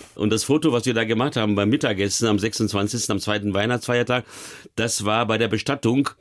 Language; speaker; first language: German; early bilingual, other home language; Hungarian